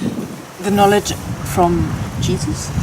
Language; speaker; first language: English; non-native, fluent; German